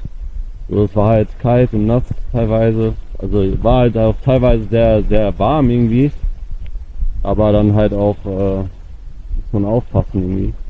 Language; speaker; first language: German; native; German